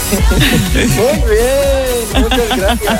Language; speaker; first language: Spanish; non-native, fluent; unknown